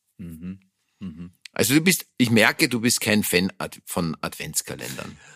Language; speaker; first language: German; native; German